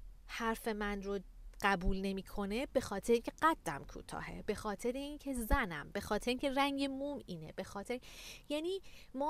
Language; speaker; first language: Persian; native; Persian